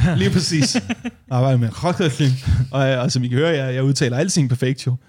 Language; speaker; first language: Danish; native; Danish